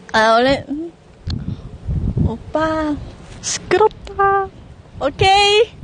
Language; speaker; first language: Korean; non-native, learner; Japanese